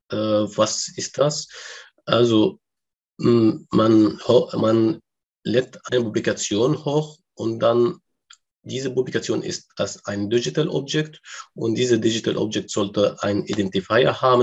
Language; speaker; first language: German; non-native, learner; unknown